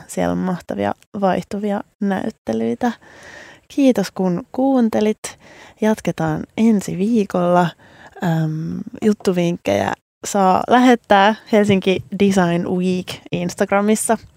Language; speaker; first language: Finnish; native; Finnish